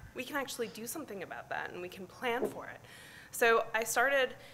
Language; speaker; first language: English; native; English